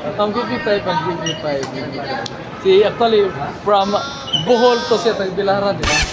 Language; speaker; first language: Filipino; non-native, local second language; Cebuano